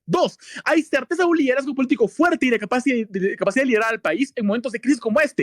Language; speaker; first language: Spanish; native; Spanish